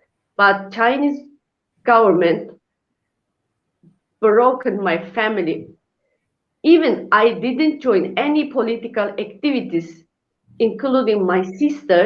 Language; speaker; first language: English; non-native, learner; Uyghur